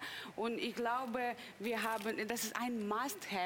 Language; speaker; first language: German; non-native, learner; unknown